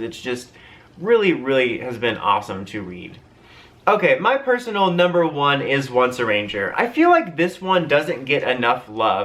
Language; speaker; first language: English; native; English